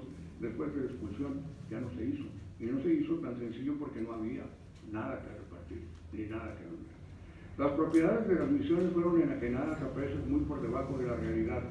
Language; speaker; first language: Spanish; native; Spanish